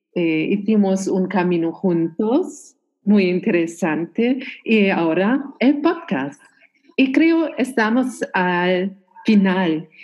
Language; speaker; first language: Spanish; non-native, learner; German